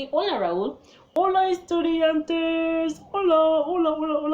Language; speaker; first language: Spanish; non-native, fluent; English